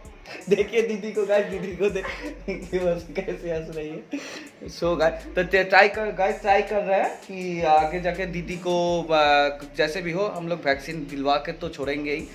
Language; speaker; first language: Hindi; native; Hindi